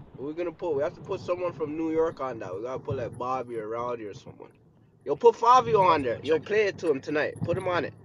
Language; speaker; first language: English; native; English